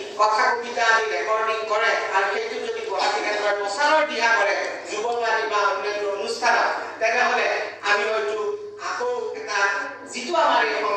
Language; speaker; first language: Assamese; native; Assamese